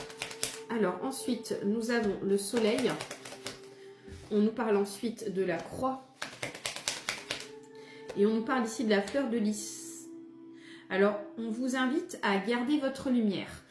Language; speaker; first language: French; native; French